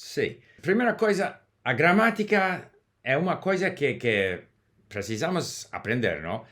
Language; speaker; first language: Portuguese; non-native, learner; English